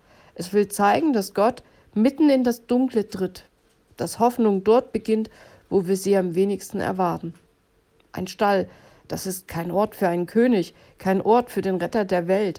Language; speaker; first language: German; native; German